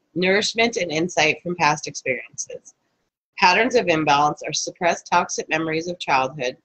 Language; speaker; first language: English; native; English